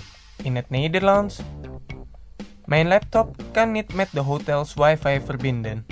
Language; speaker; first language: Dutch; non-native, learner; Indonesian